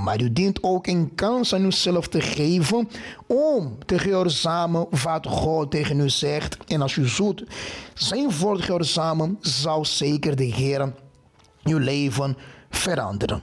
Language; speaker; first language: Dutch; non-native, fluent; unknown